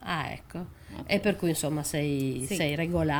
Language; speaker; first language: Italian; native; Italian